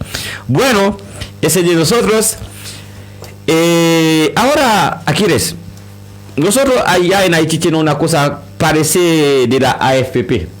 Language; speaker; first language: Spanish; non-native, learner; Haitian Creole